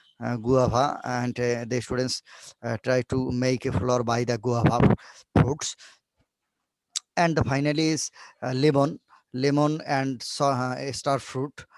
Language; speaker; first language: English; non-native, learner; Bangla